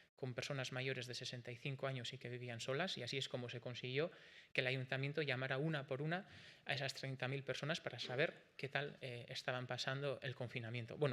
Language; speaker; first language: Spanish; non-native, local second language; Basque